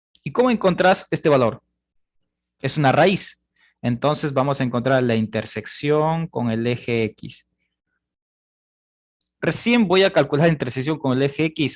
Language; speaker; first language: Spanish; native; Spanish